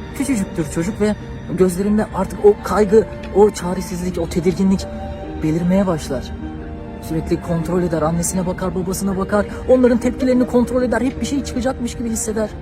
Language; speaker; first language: Turkish; native; Turkish